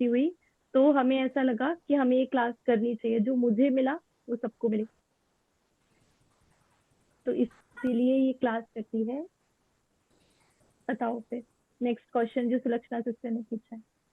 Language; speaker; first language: Hindi; native; Hindi